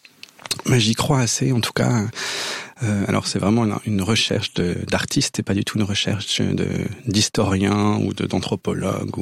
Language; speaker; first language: French; native; French